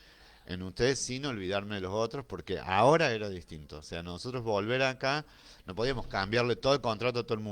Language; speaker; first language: Spanish; native; Spanish